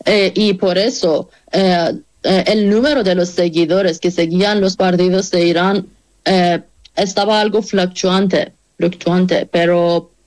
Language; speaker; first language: Spanish; non-native, fluent; Persian